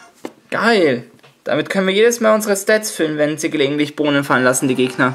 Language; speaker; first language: German; native; German